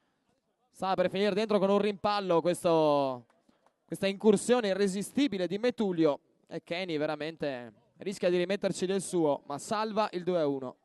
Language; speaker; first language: Italian; native; Italian